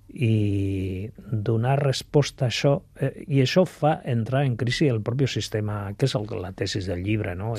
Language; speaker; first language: Catalan; non-native, local second language; Spanish